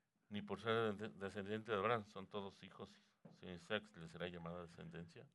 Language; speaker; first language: Spanish; native; Spanish